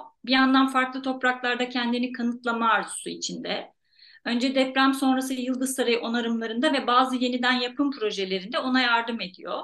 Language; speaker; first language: Turkish; native; Turkish